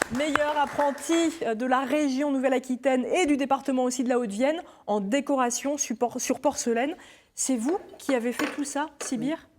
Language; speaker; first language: French; native; French